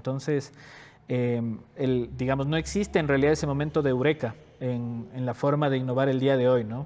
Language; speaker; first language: Spanish; native; Spanish